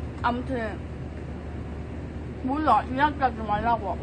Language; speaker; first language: Korean; native; Korean